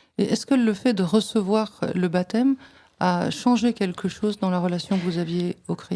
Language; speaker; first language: French; native; French